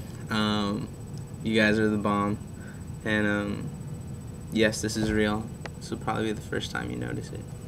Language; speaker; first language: English; native; English